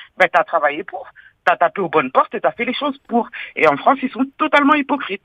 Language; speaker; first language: French; native; French